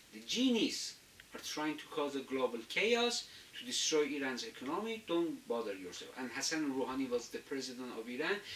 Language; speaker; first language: English; non-native, fluent; Azerbaijani